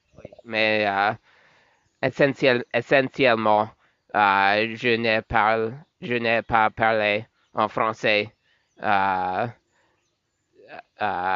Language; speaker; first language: French; non-native, local second language; English